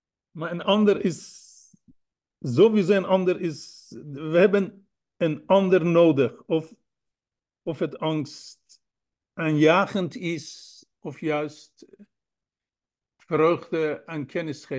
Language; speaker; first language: Dutch; non-native, fluent; Persian